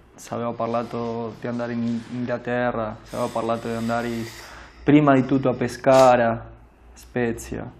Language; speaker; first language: Italian; non-native, fluent; Spanish